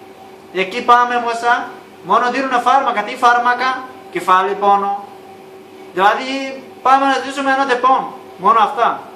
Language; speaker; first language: Greek; non-native, learner; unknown